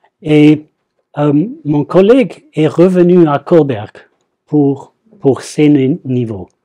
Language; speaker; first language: French; non-native, fluent; English